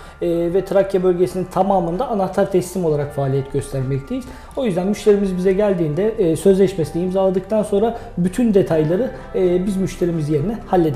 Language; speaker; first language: Turkish; native; Turkish